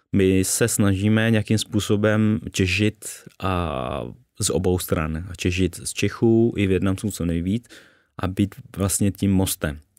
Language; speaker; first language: Czech; early bilingual, other home language; Vietnamese